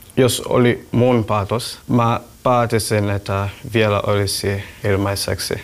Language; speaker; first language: Finnish; non-native, learner; Swahili